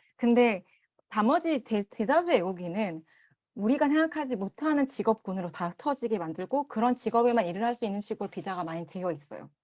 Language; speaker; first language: Korean; native; Korean